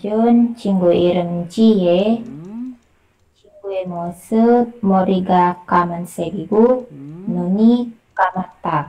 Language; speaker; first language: Korean; non-native, learner; Indonesian